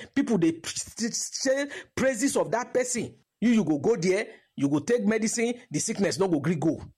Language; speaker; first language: Nigerian Pidgin; non-native, local second language; Yoruba